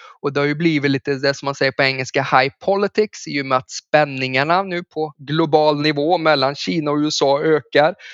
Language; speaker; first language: Swedish; native; Swedish